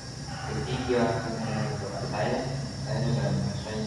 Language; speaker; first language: Indonesian; non-native, local second language; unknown